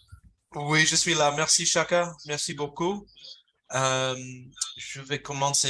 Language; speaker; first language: French; non-native, fluent; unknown